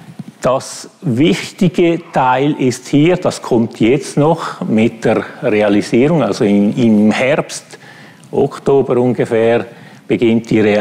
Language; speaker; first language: German; non-native, fluent; Italian